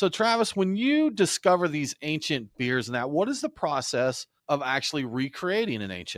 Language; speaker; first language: English; native; English